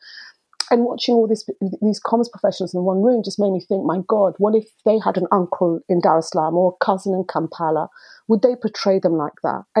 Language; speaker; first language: English; early bilingual, other home language; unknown